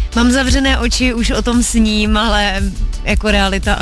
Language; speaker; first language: Czech; native; Czech